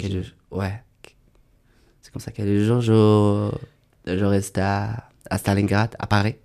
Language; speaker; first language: French; non-native, learner; Arabic